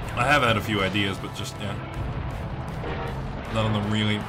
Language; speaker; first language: English; native; English